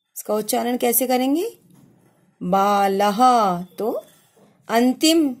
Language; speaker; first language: Hindi; native; Hindi